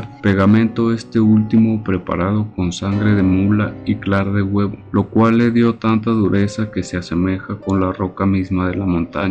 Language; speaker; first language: Spanish; native; Spanish